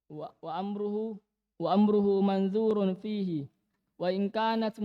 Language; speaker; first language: Arabic; non-native, learner; Indonesian